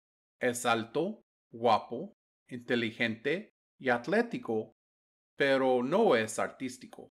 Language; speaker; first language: Spanish; non-native, fluent; English